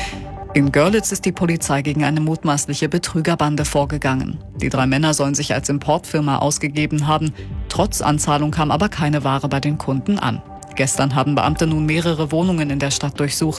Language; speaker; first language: German; native; German